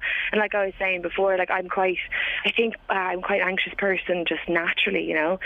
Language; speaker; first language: English; native; English